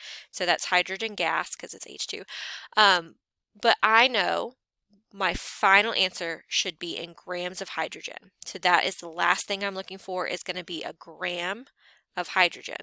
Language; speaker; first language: English; native; English